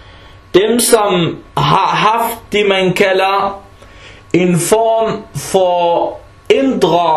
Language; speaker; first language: Danish; non-native, fluent; Arabic